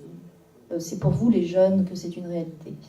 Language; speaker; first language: French; native; French